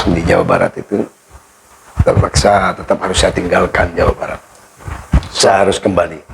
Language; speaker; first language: Indonesian; non-native, local second language; Madurese